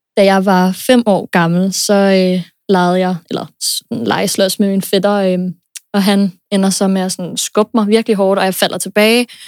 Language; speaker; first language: Danish; early bilingual, other home language; English